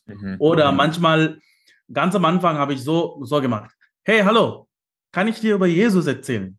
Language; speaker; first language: German; non-native, fluent; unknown